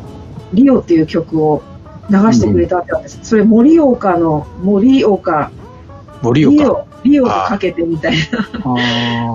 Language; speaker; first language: Japanese; native; Japanese